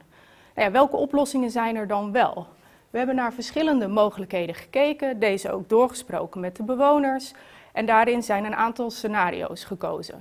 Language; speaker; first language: Dutch; native; Dutch